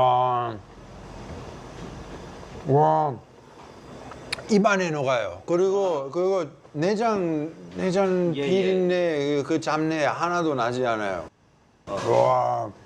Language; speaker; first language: Korean; early bilingual, heritage; Italian